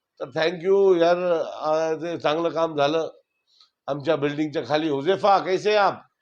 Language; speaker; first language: Marathi; native; Marathi